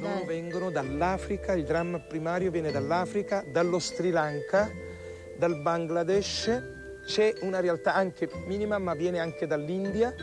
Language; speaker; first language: Italian; native; Italian